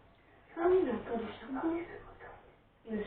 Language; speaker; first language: French; native; French